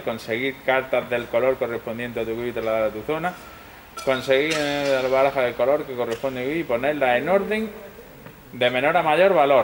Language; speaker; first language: Spanish; native; Spanish